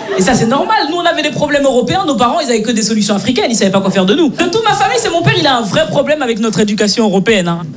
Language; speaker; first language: French; native; French